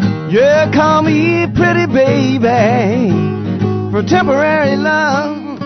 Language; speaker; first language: English; native; English